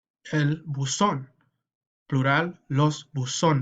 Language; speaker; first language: Spanish; non-native, fluent; English